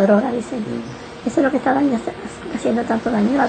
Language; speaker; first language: Spanish; native; Spanish